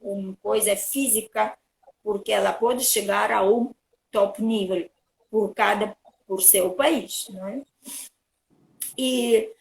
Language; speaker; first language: Portuguese; non-native, learner; Russian